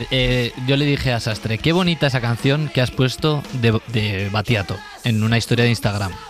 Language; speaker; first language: Spanish; native; Spanish